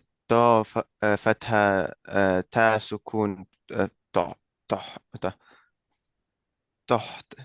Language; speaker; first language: Arabic; non-native, learner; Estonian